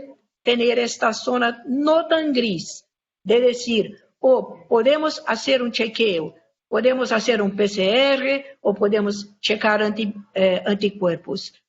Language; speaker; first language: Spanish; non-native, fluent; Portuguese